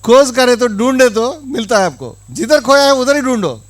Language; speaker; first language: Hindi; non-native, local second language; Telugu